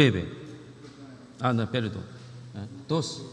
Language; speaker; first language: Spanish; non-native, learner; Korean